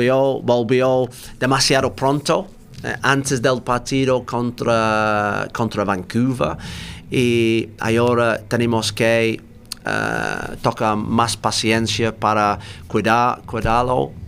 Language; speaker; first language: Spanish; non-native, learner; English